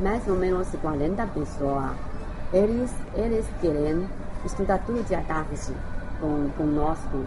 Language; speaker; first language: Portuguese; non-native, learner; Chinese